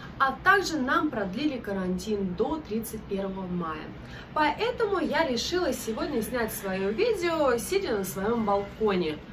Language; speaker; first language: Russian; native; Russian